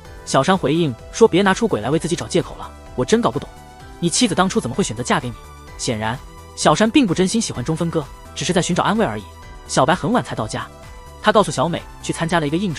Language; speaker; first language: Chinese; native; Chinese